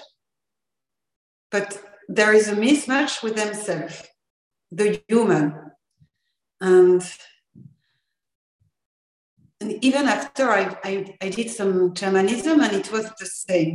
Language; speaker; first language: English; non-native, fluent; French